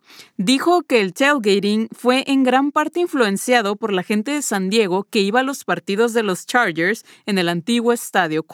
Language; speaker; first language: Spanish; native; Spanish